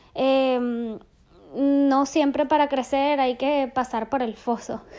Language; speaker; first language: Spanish; native; Spanish